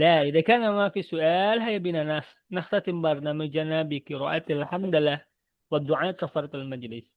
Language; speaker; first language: Arabic; non-native, fluent; Indonesian